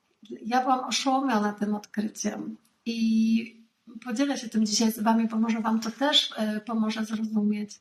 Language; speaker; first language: Polish; native; Polish